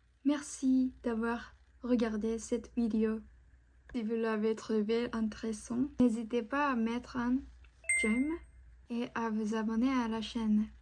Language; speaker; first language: French; non-native, fluent; Japanese